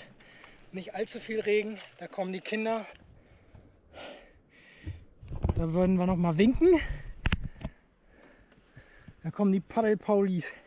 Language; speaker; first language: German; native; German